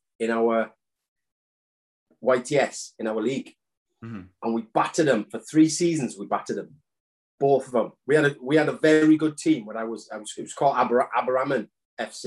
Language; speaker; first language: English; native; English